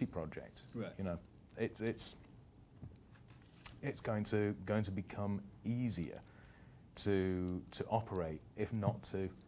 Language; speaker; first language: English; native; English